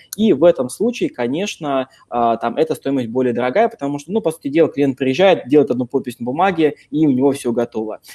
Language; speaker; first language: Russian; native; Russian